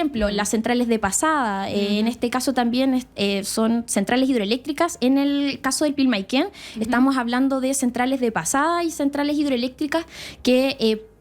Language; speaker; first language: Spanish; native; Spanish